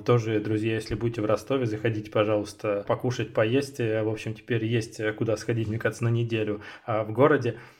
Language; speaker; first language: Russian; native; Russian